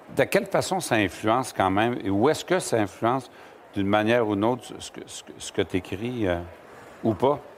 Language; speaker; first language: French; native; French